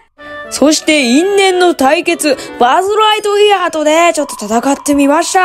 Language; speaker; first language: Japanese; native; Japanese